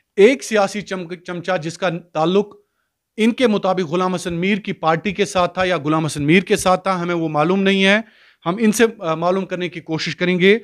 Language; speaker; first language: Hindi; non-native, local second language; Kashmiri